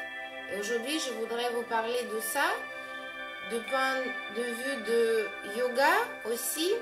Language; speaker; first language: French; non-native, fluent; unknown